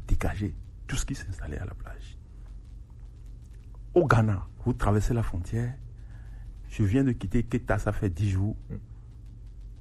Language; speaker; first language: French; non-native, local second language; Ewe